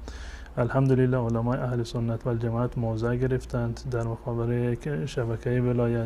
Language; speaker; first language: Persian; native; Persian